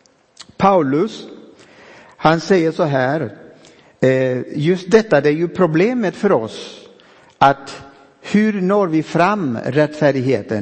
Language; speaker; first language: Swedish; non-native, fluent; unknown